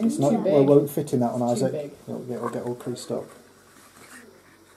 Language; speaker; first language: English; native; English